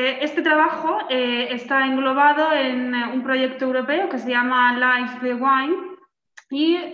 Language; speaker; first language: Spanish; native; Spanish